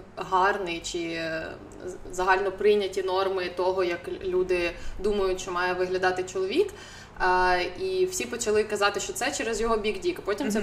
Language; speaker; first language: Ukrainian; non-native, local second language; Russian